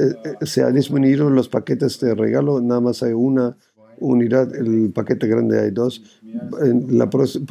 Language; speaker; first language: Spanish; non-native, fluent; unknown